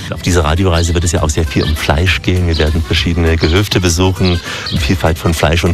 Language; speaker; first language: German; native; German